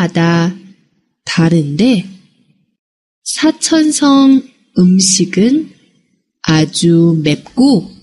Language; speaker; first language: Korean; non-native, fluent; Chinese